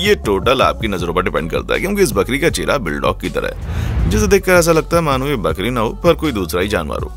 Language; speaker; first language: Hindi; native; Hindi